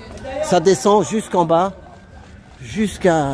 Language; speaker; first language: French; native; French